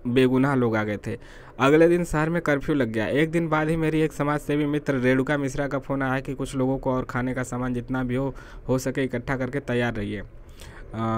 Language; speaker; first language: Hindi; native; Hindi